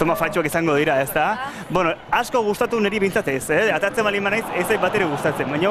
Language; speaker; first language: Basque; native; Basque